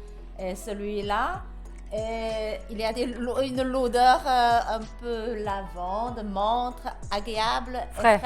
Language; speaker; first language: French; non-native, learner; Chinese